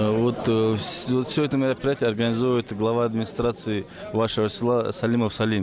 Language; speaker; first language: Russian; native; Russian